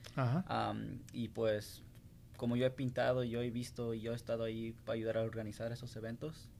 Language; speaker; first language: Spanish; early bilingual, heritage; Spanish